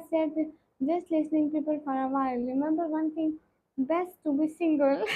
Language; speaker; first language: English; non-native, learner; Punjabi